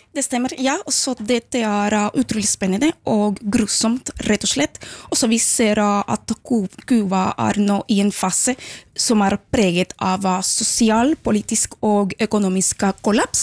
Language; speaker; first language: Norwegian; non-native, fluent; Spanish